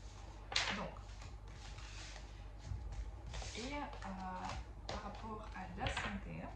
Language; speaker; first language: French; non-native, fluent; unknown